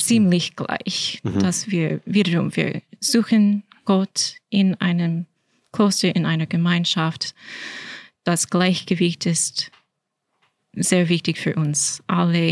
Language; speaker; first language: German; non-native, fluent; English